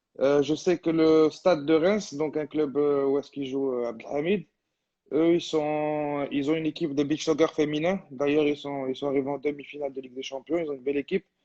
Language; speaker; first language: French; non-native, local second language; Arabic